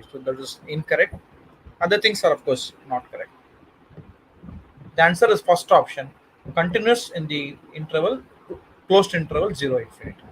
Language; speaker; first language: English; non-native, local second language; Tamil